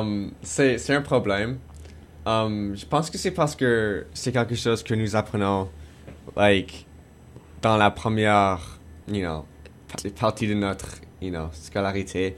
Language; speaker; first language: French; non-native, fluent; English